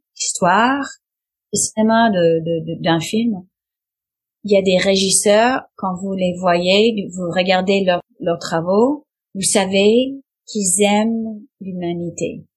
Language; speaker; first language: French; non-native, fluent; English